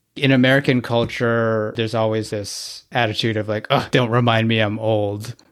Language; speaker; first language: English; native; English